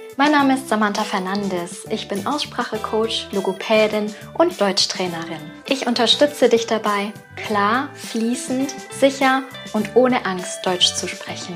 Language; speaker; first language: German; native; German